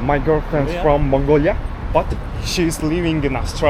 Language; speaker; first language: English; non-native, learner; Mongolian